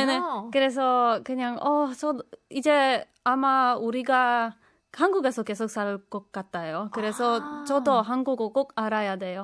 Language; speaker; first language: Korean; non-native, fluent; Polish